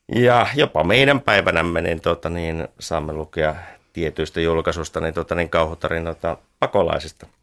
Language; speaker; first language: Finnish; native; Finnish